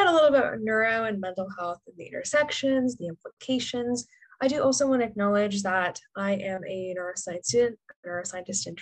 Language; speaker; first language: English; native; English